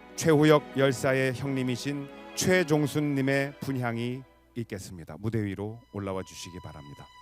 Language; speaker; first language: Korean; native; Korean